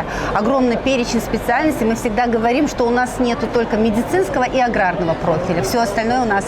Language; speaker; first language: Russian; native; Russian